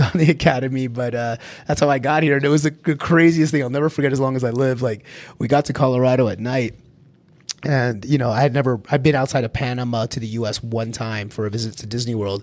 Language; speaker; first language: English; early bilingual, other home language; Spanish